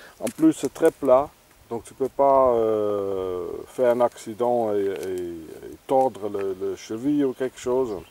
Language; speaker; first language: French; non-native, fluent; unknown